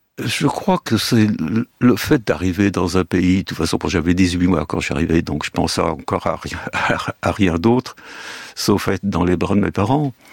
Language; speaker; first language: French; early bilingual, other home language; Yiddish